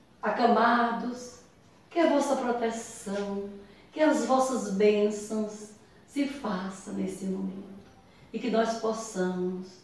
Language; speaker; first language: Portuguese; native; Portuguese